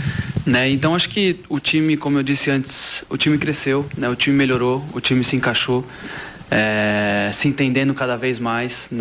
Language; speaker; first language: Portuguese; native; Portuguese